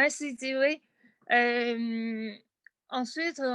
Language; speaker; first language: French; non-native, learner; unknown